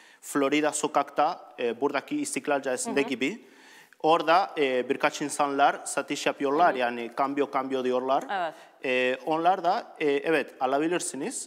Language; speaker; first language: Turkish; non-native, learner; Spanish